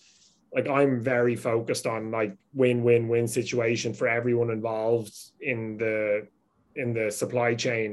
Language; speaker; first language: English; native; English